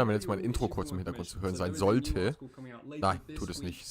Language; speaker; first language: German; native; German